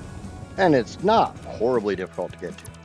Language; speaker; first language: English; native; English